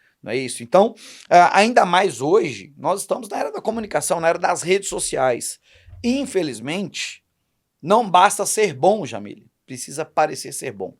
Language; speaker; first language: Portuguese; native; Portuguese